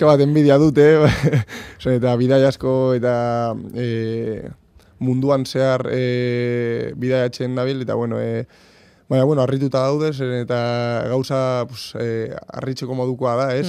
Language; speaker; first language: Basque; non-native, local second language; Spanish